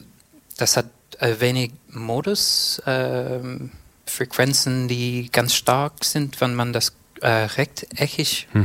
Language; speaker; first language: German; non-native, learner; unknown